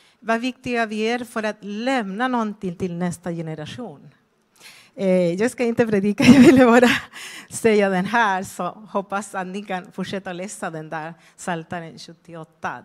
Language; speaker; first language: Swedish; non-native, fluent; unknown